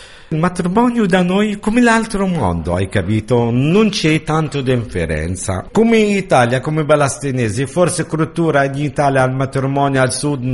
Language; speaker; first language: Italian; non-native, learner; Arabic